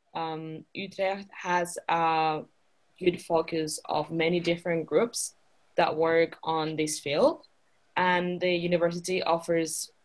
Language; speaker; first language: English; non-native, fluent; Spanish